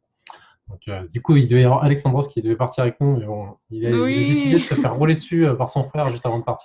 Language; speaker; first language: French; native; French